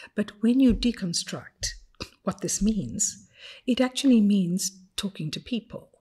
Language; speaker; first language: English; non-native, fluent; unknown